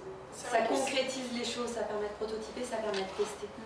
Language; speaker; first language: French; native; French